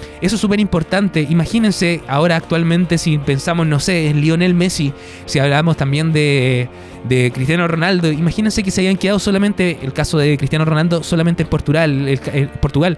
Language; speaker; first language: Spanish; native; Spanish